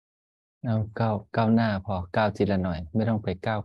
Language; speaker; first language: Thai; native; Thai